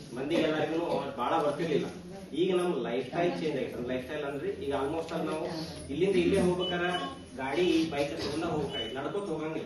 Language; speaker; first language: Kannada; native; Kannada